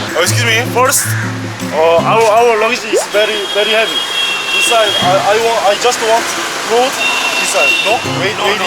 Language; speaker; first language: English; non-native, learner; Korean